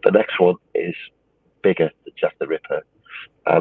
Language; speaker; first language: English; native; English